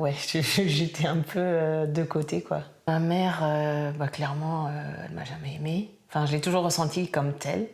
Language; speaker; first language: French; native; French